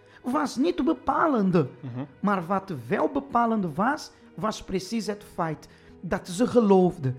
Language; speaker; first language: Dutch; non-native, fluent; Portuguese